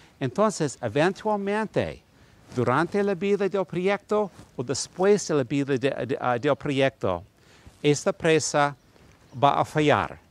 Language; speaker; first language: Spanish; non-native, learner; English